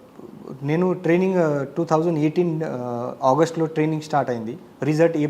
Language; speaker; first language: Telugu; non-native, learner; Marathi